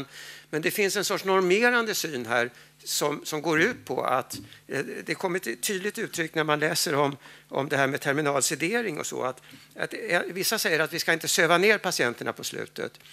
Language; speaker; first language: Swedish; native; Swedish